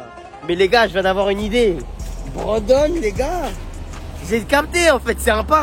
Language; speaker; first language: French; native; French